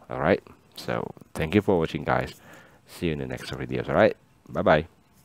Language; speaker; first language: English; non-native, fluent; Indonesian